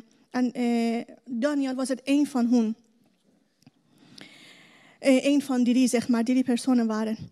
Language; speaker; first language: Dutch; non-native, learner; Persian